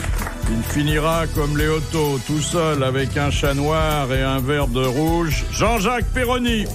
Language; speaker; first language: French; native; French